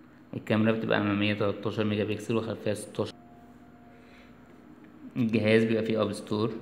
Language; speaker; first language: Arabic; native; Arabic